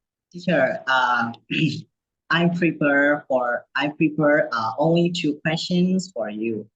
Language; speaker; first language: English; non-native, learner; Burmese